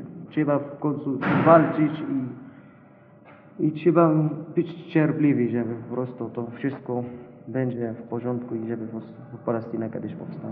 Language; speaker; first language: Polish; non-native, learner; Arabic